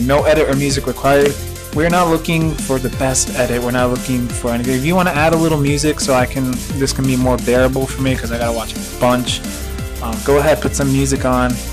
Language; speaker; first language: English; early bilingual, other home language; Spanish